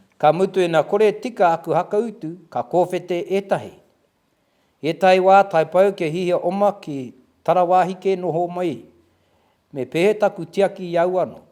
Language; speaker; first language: Māori; native; Māori